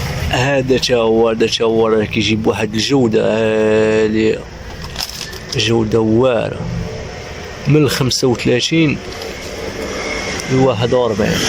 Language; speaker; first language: Arabic; native; Arabic